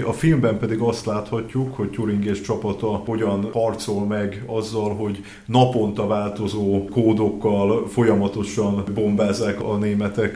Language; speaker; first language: Hungarian; native; Hungarian